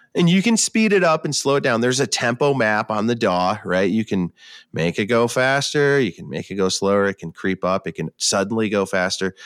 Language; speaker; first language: English; native; English